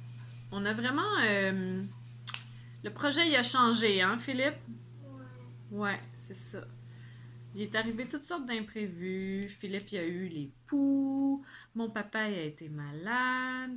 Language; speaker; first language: French; native; French